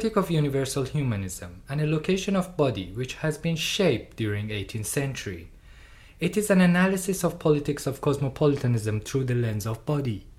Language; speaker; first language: English; non-native, fluent; Persian